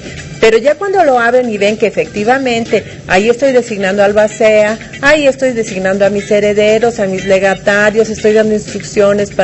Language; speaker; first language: Spanish; native; Spanish